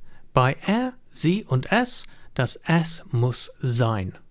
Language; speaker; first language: German; non-native, fluent; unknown